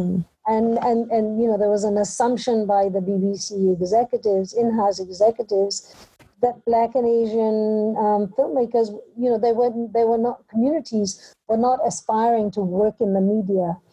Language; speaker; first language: English; native; English